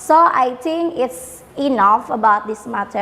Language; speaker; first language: English; non-native, learner; Indonesian